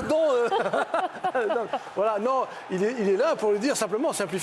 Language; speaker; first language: French; native; French